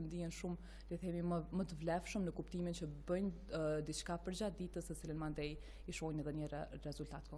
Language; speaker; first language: Albanian; native; Albanian